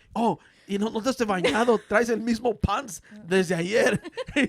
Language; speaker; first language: Spanish; early bilingual, heritage; Spanish